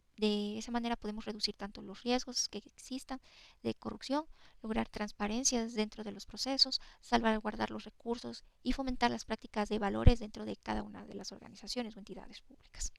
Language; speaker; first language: Spanish; native; Spanish